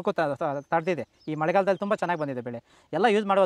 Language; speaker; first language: Kannada; native; Kannada